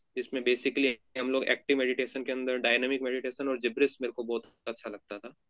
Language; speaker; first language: Hindi; native; Hindi